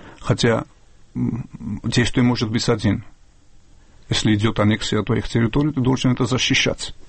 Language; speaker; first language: Russian; non-native, local second language; Georgian